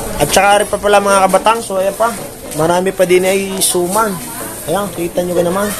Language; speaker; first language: Filipino; native; Filipino